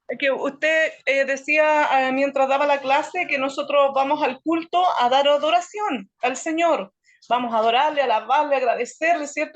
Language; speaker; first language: Spanish; native; Spanish